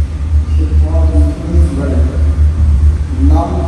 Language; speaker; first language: Vietnamese; non-native, learner; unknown